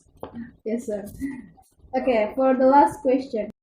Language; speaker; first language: English; non-native, learner; Indonesian